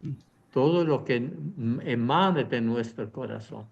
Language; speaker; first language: Spanish; non-native, fluent; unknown